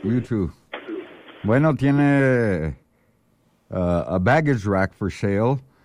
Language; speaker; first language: English; early bilingual, other home language; Spanish